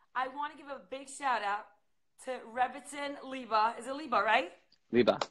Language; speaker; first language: English; native; English